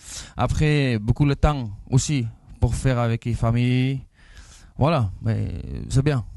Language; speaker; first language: French; non-native, learner; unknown